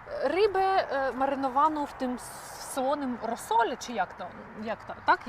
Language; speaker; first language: Polish; non-native, learner; Ukrainian